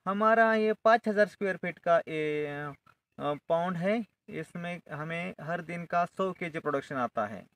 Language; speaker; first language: Hindi; non-native, local second language; Marathi